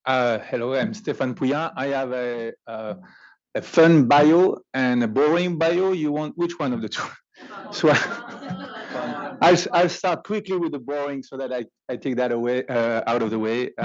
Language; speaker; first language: English; non-native, fluent; French